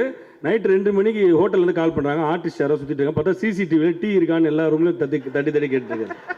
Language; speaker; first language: Tamil; native; Tamil